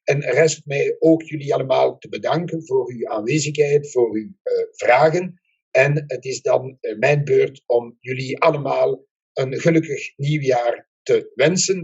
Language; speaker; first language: Dutch; non-native, local second language; French